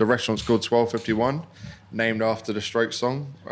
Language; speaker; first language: English; native; English